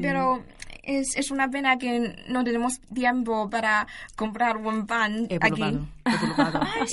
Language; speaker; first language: Spanish; non-native, learner; Chinese